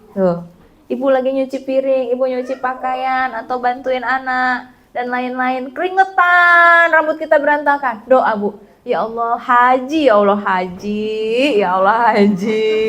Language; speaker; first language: Indonesian; native; Indonesian